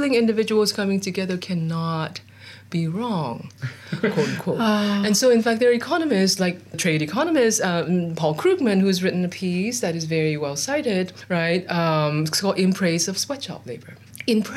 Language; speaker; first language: English; non-native, local second language; Cantonese